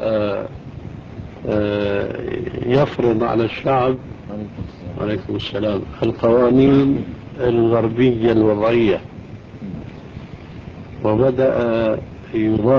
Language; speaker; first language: Arabic; early bilingual, other home language; Albanian